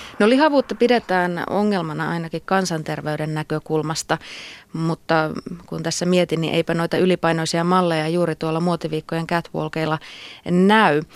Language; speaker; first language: Finnish; native; Finnish